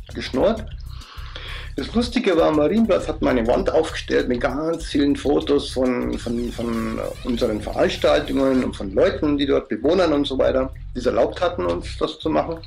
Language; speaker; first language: German; native; German